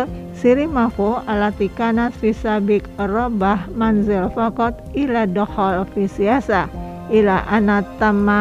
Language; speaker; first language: Arabic; non-native, fluent; Indonesian